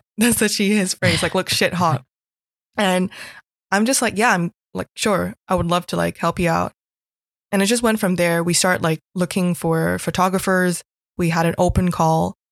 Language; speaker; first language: English; non-native, local second language; Cantonese